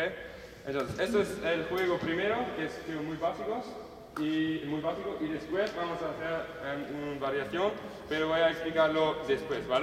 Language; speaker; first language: Spanish; non-native, learner; German